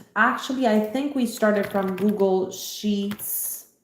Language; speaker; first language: English; non-native, fluent; Italian